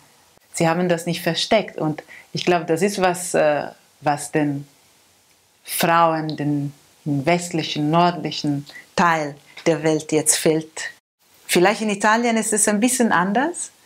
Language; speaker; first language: German; non-native, fluent; Italian